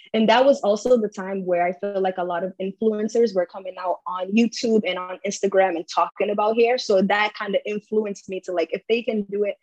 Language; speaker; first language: English; early bilingual, heritage; English